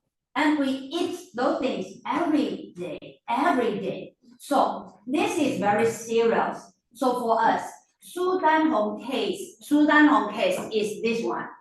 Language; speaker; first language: English; non-native, fluent; Chinese